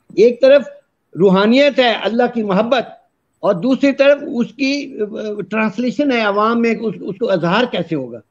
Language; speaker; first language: Urdu; non-native, local second language; Punjabi